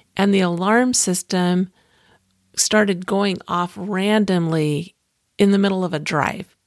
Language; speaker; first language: English; native; English